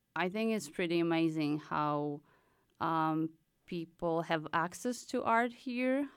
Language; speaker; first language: English; non-native, fluent; Polish